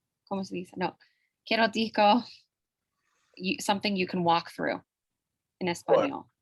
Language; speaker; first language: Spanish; non-native, learner; English